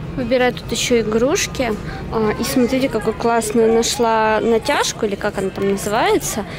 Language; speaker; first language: Russian; native; Russian